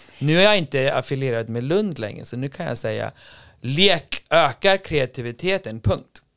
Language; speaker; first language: Swedish; non-native, fluent; English